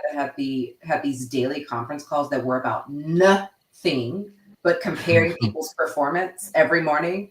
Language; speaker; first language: English; native; English